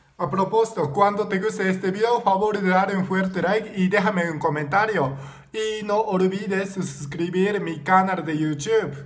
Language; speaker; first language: Spanish; non-native, learner; Japanese